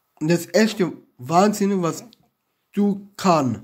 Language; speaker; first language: German; non-native, learner; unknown